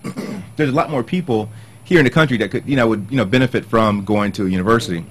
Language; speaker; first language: English; native; English